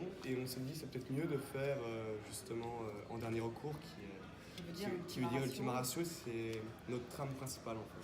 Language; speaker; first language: French; native; French